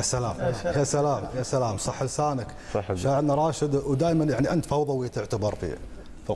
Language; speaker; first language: Arabic; native; Arabic